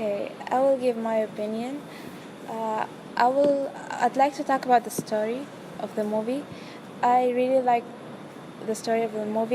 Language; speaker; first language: English; non-native, learner; Malay